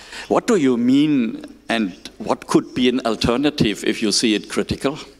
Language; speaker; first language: English; non-native, fluent; German